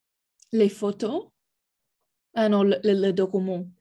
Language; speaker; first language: French; non-native, learner; Spanish